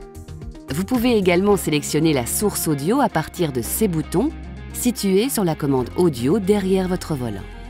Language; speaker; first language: French; native; French